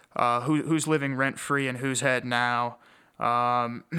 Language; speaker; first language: English; native; English